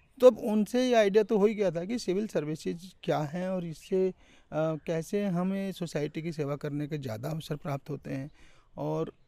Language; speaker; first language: Hindi; native; Hindi